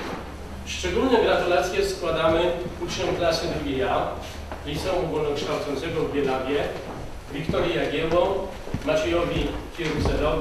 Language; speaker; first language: Polish; native; Polish